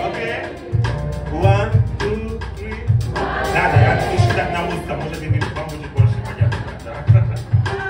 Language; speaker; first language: Russian; non-native, learner; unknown